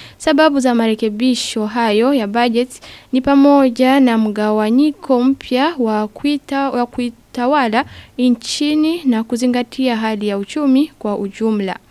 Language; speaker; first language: Swahili; non-native, local second language; Rundi